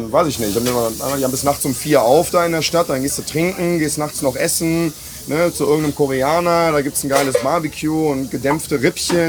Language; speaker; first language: German; native; German